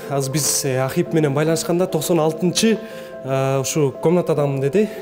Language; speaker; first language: Kyrgyz; native; Kyrgyz